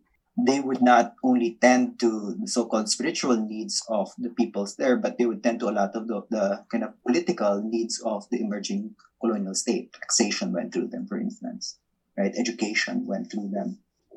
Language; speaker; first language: English; non-native, local second language; Filipino